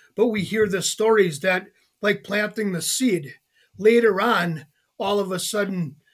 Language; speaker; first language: English; native; English